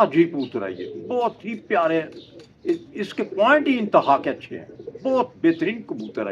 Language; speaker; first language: Hindi; non-native, local second language; Punjabi